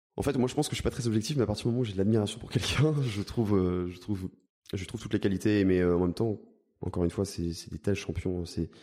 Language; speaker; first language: French; native; French